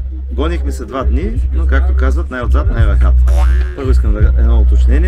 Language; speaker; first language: Bulgarian; native; Bulgarian